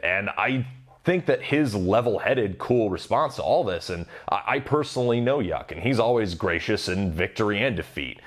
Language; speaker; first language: English; native; English